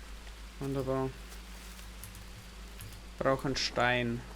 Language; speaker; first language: German; native; German